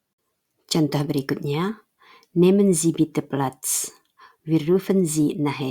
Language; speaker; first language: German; non-native, fluent; Indonesian